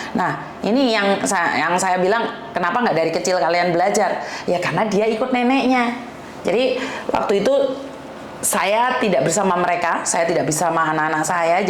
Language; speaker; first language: Indonesian; native; Indonesian